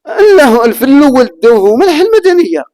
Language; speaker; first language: Arabic; native; Arabic